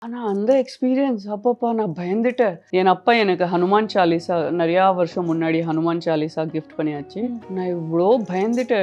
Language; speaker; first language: Tamil; non-native, local second language; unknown